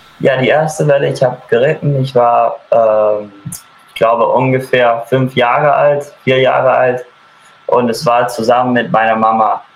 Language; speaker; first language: German; early bilingual, heritage; German